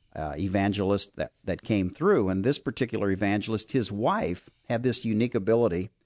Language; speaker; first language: English; native; English